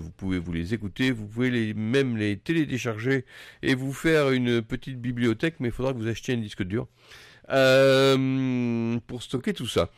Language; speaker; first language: French; native; French